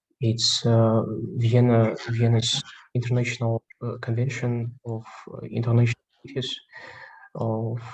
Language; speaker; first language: English; non-native, learner; Russian